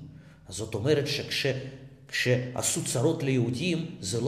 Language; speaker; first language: Hebrew; non-native, fluent; Russian